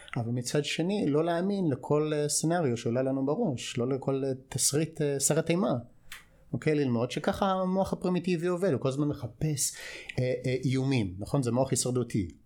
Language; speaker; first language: Hebrew; non-native, fluent; English